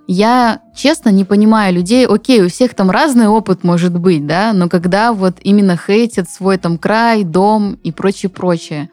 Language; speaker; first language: Russian; native; Russian